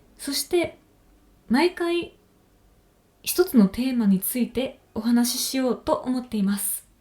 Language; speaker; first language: Japanese; native; Japanese